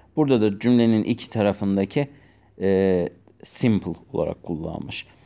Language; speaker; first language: Turkish; non-native, fluent; Azerbaijani